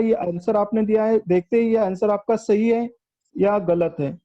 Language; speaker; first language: Hindi; non-native, local second language; Marathi